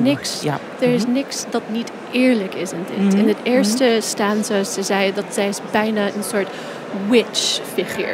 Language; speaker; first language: Dutch; non-native, fluent; English